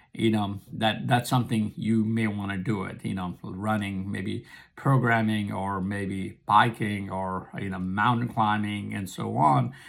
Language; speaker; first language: English; non-native, local second language; Nepali